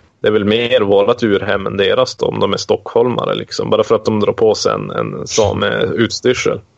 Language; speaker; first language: Swedish; native; Swedish